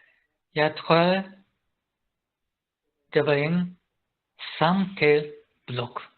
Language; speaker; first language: Danish; non-native, learner; Japanese